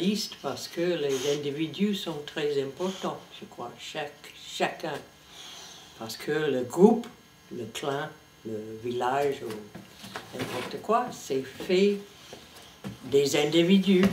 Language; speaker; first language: French; non-native, fluent; English